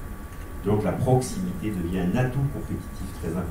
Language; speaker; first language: French; native; French